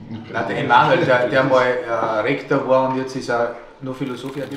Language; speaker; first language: German; native; German